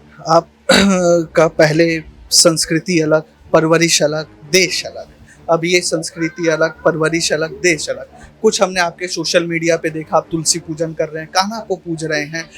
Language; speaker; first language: Hindi; native; Hindi